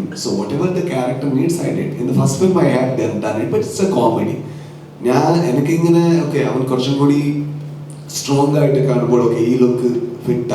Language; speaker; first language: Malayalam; non-native, learner; Kannada